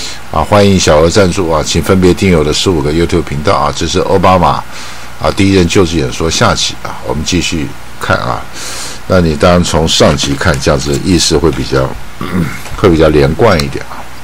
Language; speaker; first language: Chinese; native; Chinese